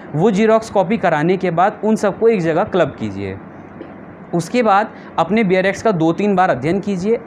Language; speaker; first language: Hindi; native; Hindi